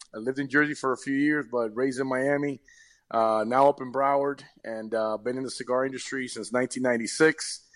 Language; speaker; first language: English; early bilingual, other home language; Spanish